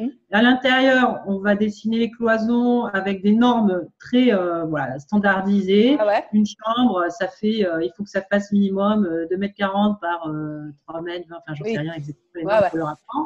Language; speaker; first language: French; native; French